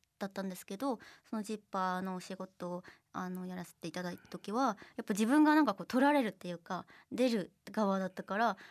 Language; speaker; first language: Japanese; non-native, fluent; Korean